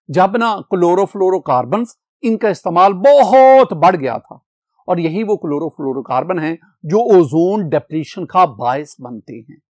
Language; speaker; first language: Urdu; non-native, local second language; Punjabi